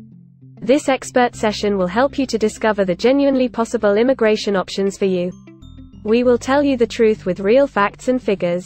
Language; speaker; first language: English; non-native, local second language; Hindi